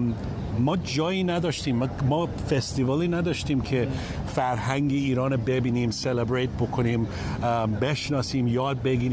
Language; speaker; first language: Persian; early bilingual, heritage; English